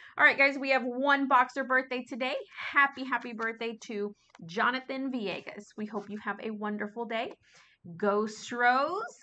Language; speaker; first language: English; native; English